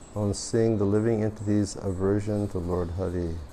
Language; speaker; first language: English; native; English